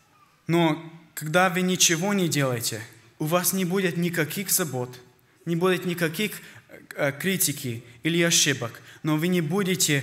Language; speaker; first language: Russian; early bilingual, heritage; Russian